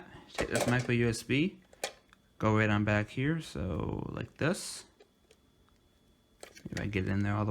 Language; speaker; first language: English; native; English